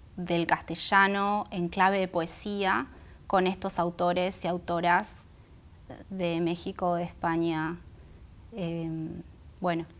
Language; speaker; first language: Spanish; non-native, local second language; Guarani